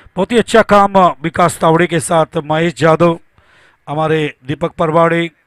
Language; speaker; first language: Hindi; non-native, local second language; Marathi